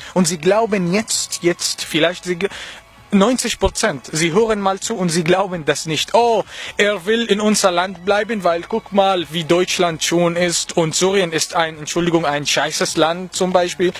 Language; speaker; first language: German; non-native, learner; Arabic